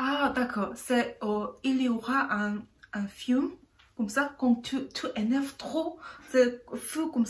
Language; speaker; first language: French; non-native, learner; Korean